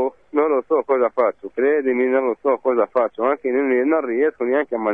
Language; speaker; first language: Italian; non-native, fluent; Arabic